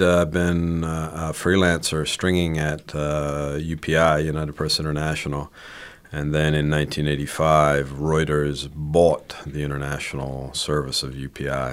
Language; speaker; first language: English; native; English